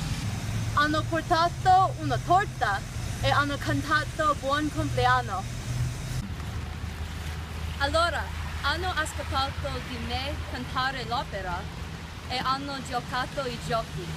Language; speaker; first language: Italian; non-native, learner; English